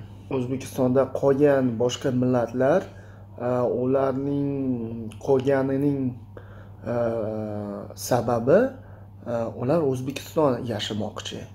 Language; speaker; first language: Uzbek; non-native, local second language; Russian